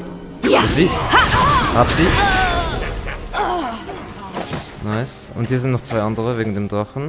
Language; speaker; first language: German; native; German